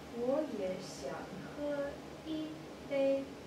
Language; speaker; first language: Chinese; non-native, learner; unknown